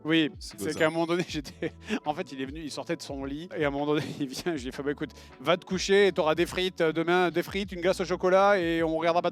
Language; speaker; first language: French; native; French